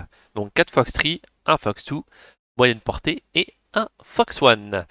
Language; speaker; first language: French; native; French